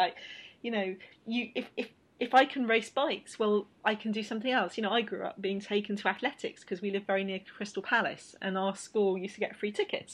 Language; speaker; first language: English; native; English